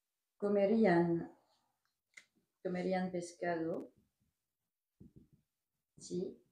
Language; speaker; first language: Spanish; non-native, learner; French